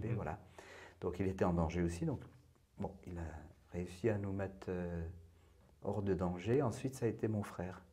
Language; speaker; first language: French; non-native, fluent; Persian